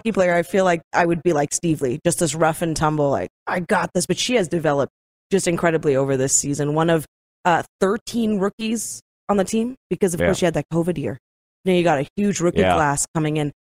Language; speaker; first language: English; native; English